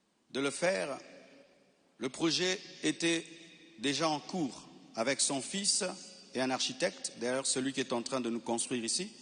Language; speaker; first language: French; non-native, local second language; Lingala